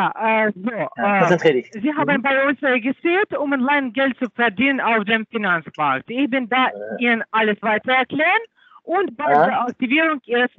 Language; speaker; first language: German; non-native, learner; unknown